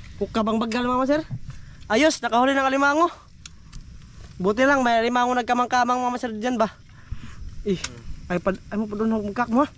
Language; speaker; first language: Filipino; native; Filipino